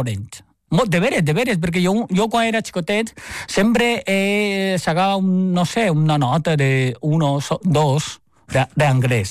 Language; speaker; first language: Catalan; non-native, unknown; Chinese